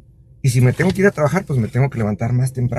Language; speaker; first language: Spanish; native; Spanish